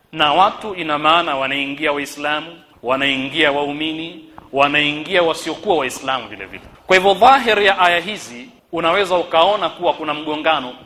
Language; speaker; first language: Swahili; native; Swahili